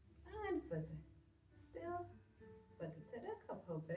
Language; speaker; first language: Dutch; non-native, fluent; Latvian